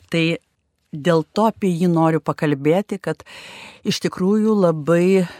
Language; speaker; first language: Lithuanian; native; Lithuanian